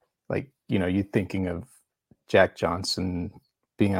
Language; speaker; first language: English; native; English